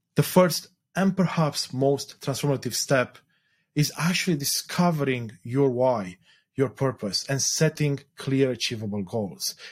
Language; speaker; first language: English; non-native, fluent; Romanian